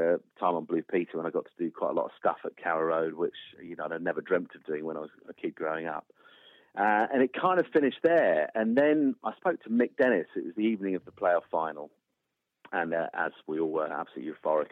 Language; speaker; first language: English; native; English